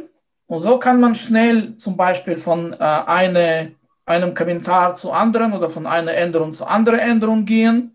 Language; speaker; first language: German; non-native, fluent; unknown